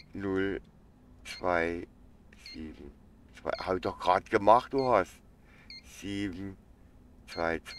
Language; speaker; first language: German; native; German